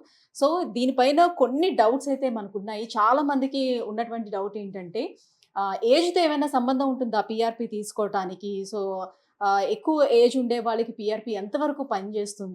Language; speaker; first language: Telugu; native; Telugu